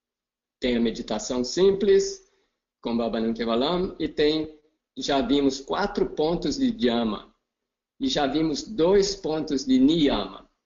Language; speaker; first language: Portuguese; non-native, fluent; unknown